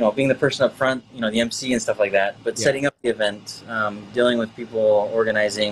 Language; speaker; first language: English; native; English